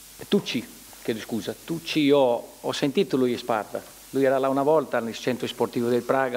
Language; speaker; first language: Italian; non-native, fluent; Portuguese